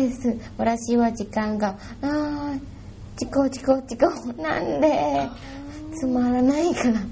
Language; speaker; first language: Japanese; non-native, learner; Thai